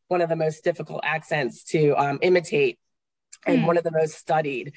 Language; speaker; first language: English; native; English